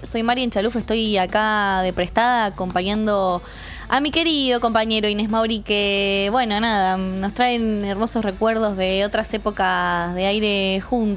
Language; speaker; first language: Spanish; native; Spanish